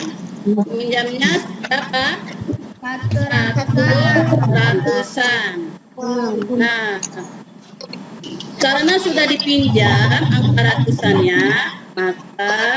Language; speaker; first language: Indonesian; native; Indonesian